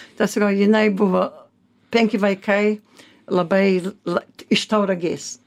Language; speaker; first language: Lithuanian; early bilingual, heritage; Lithuanian